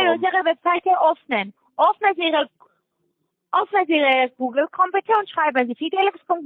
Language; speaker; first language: German; non-native, learner; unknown